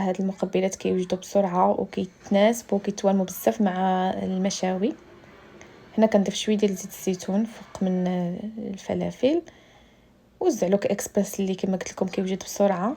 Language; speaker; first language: Arabic; native; Arabic